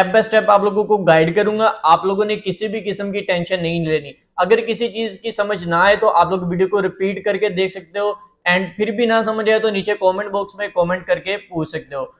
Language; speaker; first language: Urdu; native; Urdu